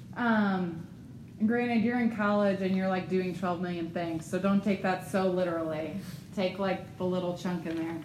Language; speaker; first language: English; native; English